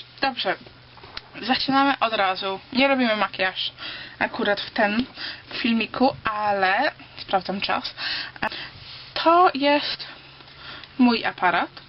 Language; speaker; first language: Polish; early bilingual, heritage; Polish